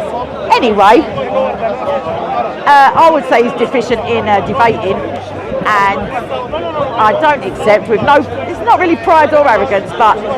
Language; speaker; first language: English; native; English